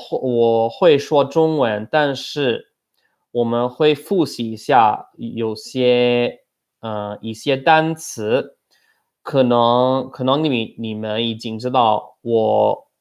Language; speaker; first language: Chinese; non-native, learner; English